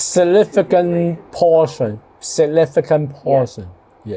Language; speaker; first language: English; non-native, learner; Cantonese